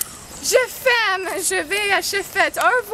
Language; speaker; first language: French; non-native, learner; English